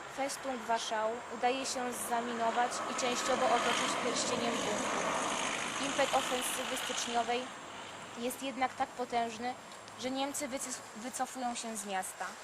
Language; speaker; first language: Polish; native; Polish